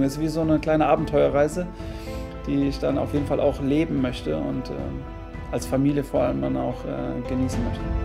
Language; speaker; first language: German; native; German